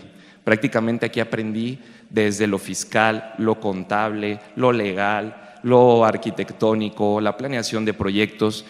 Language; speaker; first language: Spanish; native; Spanish